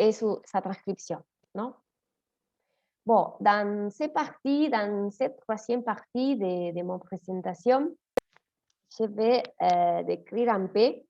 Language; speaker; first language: French; non-native, fluent; Spanish